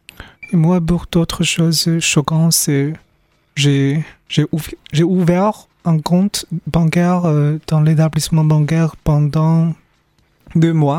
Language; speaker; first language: French; non-native, fluent; Chinese